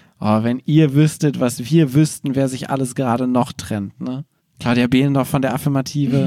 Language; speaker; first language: German; native; German